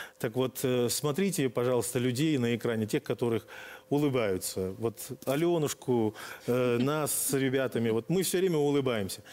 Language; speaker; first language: Russian; native; Russian